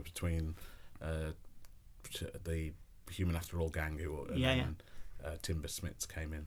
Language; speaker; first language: English; native; English